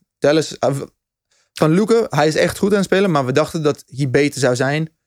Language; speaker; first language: Dutch; non-native, fluent; English